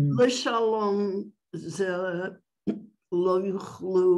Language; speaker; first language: Hebrew; non-native, learner; English